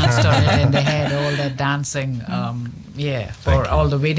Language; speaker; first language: English; non-native, local second language; Hindi